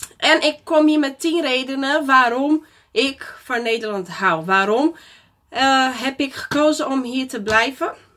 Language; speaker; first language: Dutch; non-native, fluent; Portuguese